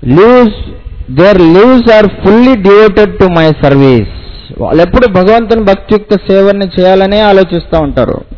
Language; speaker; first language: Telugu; non-native, fluent; Hindi